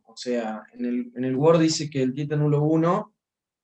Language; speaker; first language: Spanish; native; Spanish